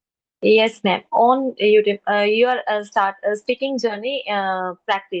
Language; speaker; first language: English; non-native, learner; Hindi